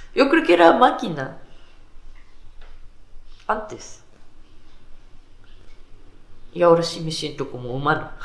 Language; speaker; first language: Spanish; non-native, fluent; Japanese